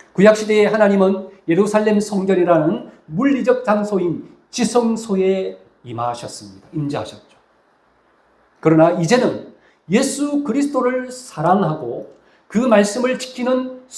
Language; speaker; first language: Korean; native; Korean